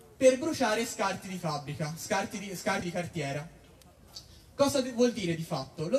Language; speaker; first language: Italian; native; Italian